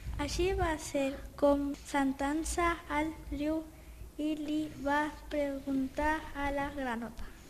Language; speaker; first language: Catalan; early bilingual, other home language; Urdu